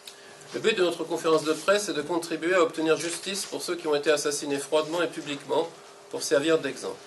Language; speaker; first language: French; native; French